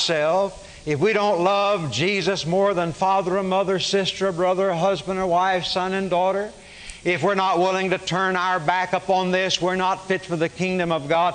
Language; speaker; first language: English; native; English